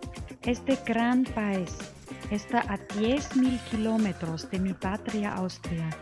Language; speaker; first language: Spanish; non-native, fluent; German